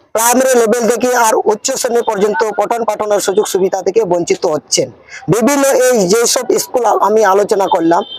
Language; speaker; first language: Bangla; non-native, local second language; Santali